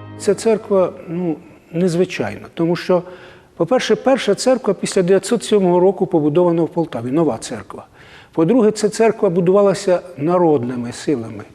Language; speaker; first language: Ukrainian; native; Ukrainian